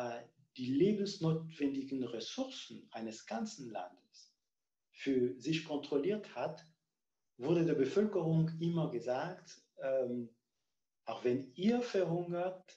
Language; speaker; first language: German; non-native, fluent; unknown